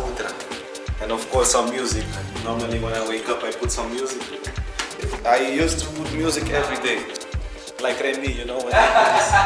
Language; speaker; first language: English; non-native, learner; Portuguese